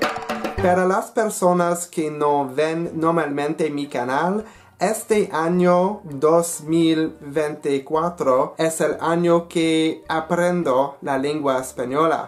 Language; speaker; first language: Spanish; non-native, learner; English